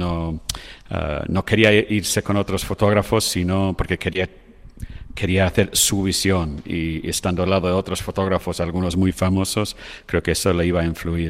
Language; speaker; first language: Spanish; non-native, fluent; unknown